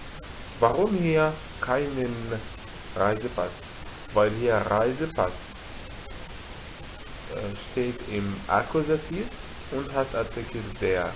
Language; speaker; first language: German; non-native, fluent; Arabic